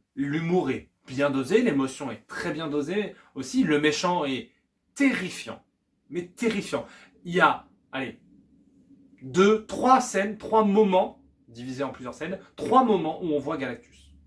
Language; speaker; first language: French; native; French